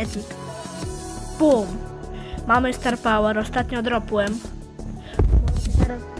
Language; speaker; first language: Polish; native; Polish